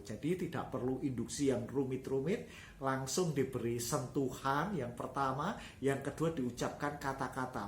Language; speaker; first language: Indonesian; native; Indonesian